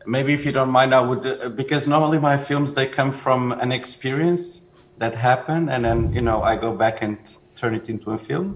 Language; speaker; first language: English; non-native, fluent; Portuguese